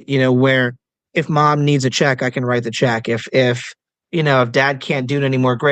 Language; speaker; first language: English; native; English